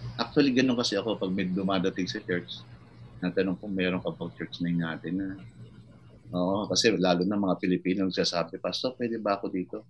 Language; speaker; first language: Filipino; native; Filipino